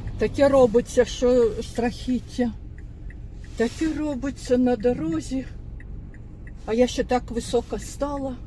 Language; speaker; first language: Ukrainian; non-native, local second language; Russian